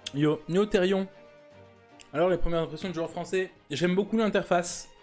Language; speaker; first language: French; native; French